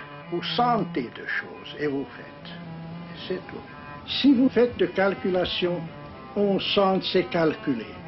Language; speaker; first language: French; non-native, learner; Hungarian